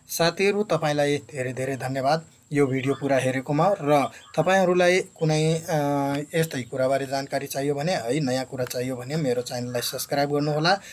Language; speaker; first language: Nepali; native; Nepali